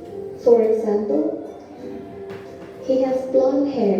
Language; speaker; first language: English; non-native, fluent; Indonesian